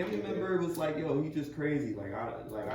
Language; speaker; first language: English; native; English